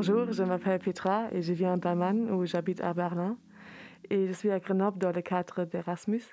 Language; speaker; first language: French; non-native, fluent; German